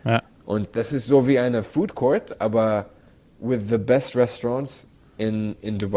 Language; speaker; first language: German; non-native, learner; Arabic